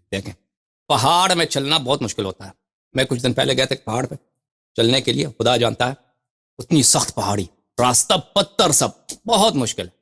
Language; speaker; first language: Urdu; native; Urdu